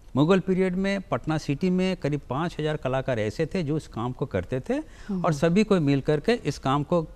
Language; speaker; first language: Hindi; native; Hindi